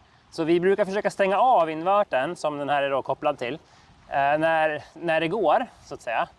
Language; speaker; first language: Swedish; native; Swedish